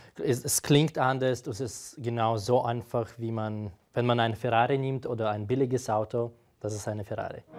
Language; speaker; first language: German; non-native, fluent; Russian